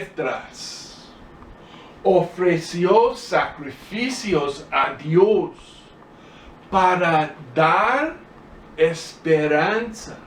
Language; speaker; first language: Spanish; non-native, fluent; English